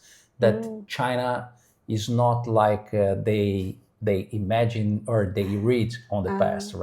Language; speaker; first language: English; non-native, fluent; Portuguese